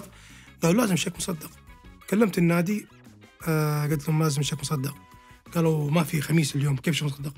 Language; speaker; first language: Arabic; native; Arabic